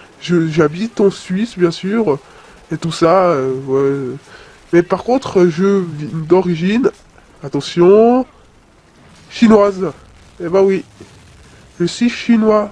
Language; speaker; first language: French; native; French